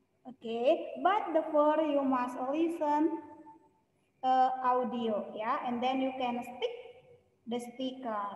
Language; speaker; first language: English; non-native, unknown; Indonesian